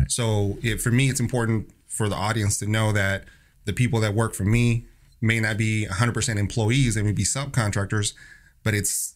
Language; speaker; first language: English; native; English